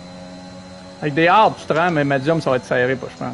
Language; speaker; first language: French; native; French